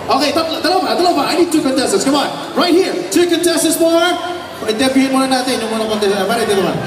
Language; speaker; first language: Filipino; non-native, local second language; Pampanga